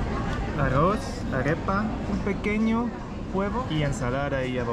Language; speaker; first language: Spanish; non-native, learner; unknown